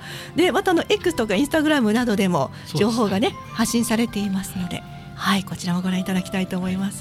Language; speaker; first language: Japanese; native; Japanese